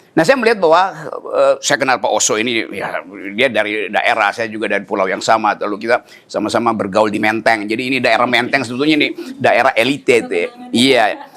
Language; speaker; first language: Indonesian; native; Indonesian